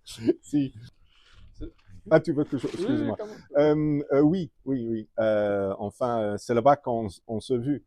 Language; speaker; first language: French; non-native, fluent; English